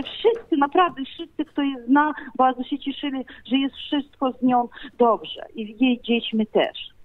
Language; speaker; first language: Polish; non-native, fluent; Ukrainian